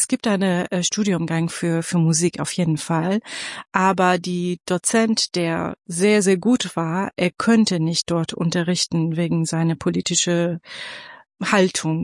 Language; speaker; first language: German; non-native, fluent; Persian